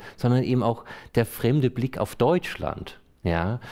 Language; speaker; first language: German; native; German